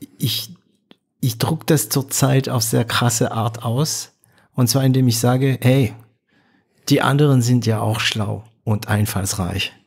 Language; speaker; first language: German; non-native, fluent; French